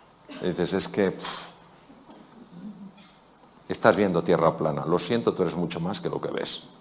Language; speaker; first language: Spanish; native; Spanish